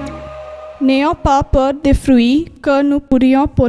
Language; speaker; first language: French; non-native, learner; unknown